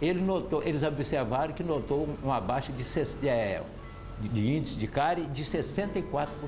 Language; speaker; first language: Portuguese; native; Portuguese